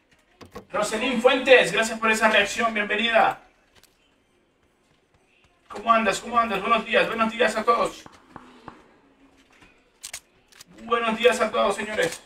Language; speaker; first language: Spanish; native; Spanish